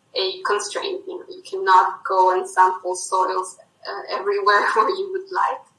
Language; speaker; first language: English; non-native, fluent; Spanish